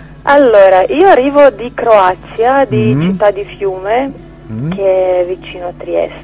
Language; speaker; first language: Italian; non-native, fluent; Croatian